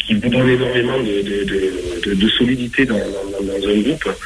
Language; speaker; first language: French; native; French